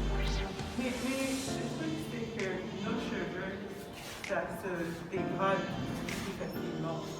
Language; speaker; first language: French; non-native, local second language; Kinyarwanda